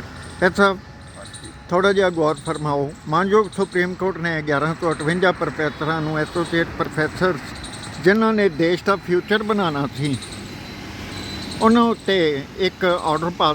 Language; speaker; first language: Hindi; non-native, local second language; Punjabi